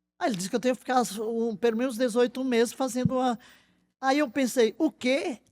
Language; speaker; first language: Portuguese; native; Portuguese